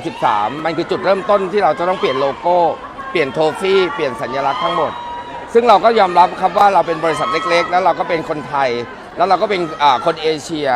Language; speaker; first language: Thai; native; Thai